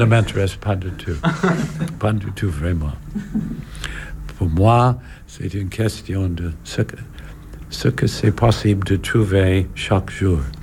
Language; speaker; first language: French; non-native, learner; English